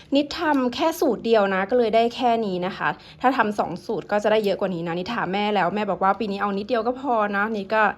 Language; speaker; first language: Thai; native; Thai